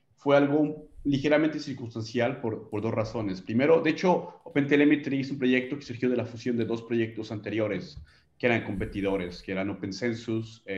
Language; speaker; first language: Spanish; native; Spanish